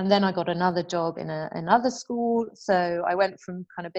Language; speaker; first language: English; native; English